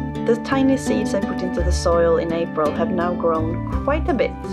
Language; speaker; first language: English; non-native, fluent; Swedish